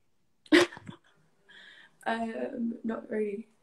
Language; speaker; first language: English; native; English